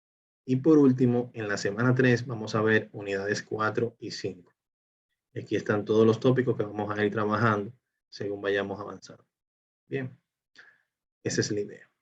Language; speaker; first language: Spanish; native; Spanish